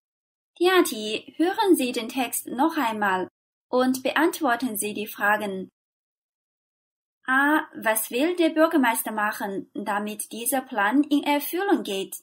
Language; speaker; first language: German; non-native, fluent; Chinese